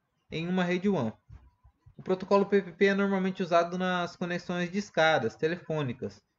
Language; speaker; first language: Portuguese; native; Portuguese